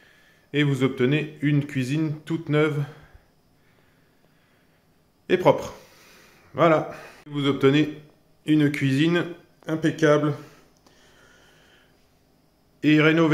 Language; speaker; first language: French; native; French